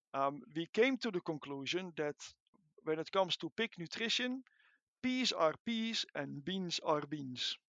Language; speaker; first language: English; non-native, fluent; Dutch